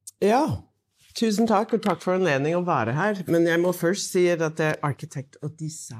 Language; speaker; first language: Norwegian; non-native, fluent; English